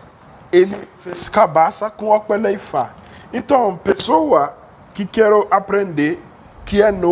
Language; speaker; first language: Portuguese; non-native, learner; Yoruba